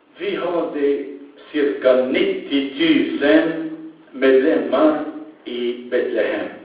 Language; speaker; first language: Swedish; non-native, fluent; Arabic